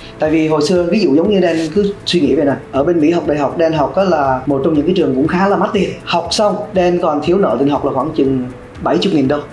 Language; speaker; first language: Vietnamese; early bilingual, heritage; Vietnamese